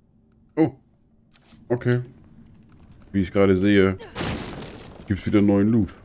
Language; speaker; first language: German; native; German